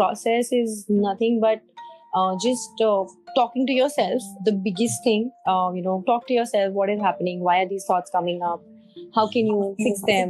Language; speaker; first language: English; non-native, local second language; Hindi